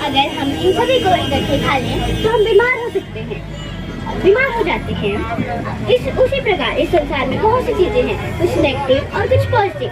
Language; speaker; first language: Hindi; native; Hindi